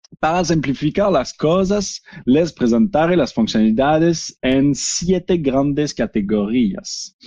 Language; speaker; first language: Spanish; non-native, learner; French